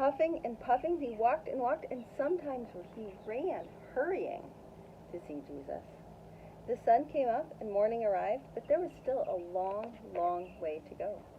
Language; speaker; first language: English; native; English